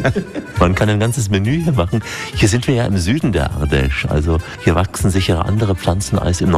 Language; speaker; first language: German; native; German